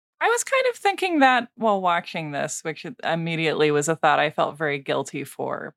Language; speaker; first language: English; native; English